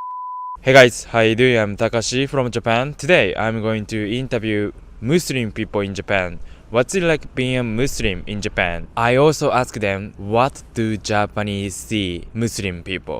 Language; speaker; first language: English; non-native, fluent; Japanese